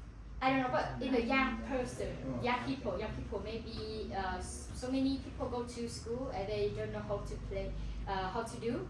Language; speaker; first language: English; non-native, learner; Hmong